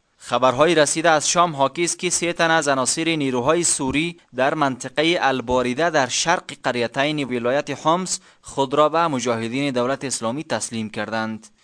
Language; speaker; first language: Persian; native; Persian